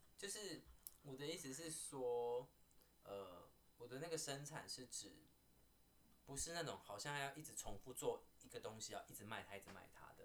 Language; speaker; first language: Chinese; native; Chinese